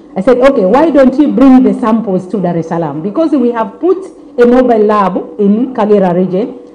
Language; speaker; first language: English; non-native, local second language; Swahili